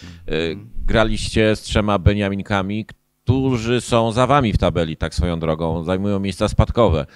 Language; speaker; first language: Polish; native; Polish